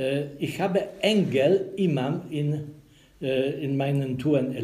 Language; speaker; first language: German; non-native, learner; Polish